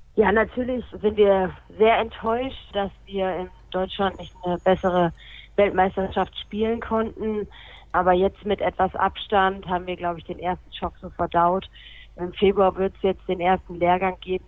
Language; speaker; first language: German; native; German